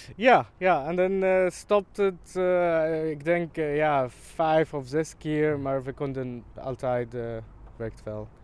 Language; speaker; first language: Dutch; non-native, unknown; Arabic